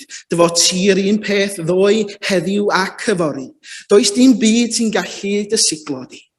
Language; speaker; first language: Welsh; native; Welsh